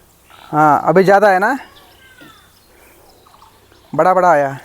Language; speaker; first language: Hindi; non-native, local second language; Kannada